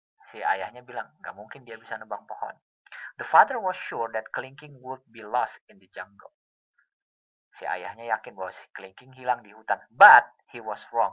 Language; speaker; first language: English; non-native, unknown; Indonesian